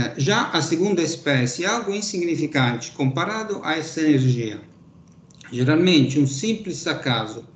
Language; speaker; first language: Portuguese; non-native, fluent; Italian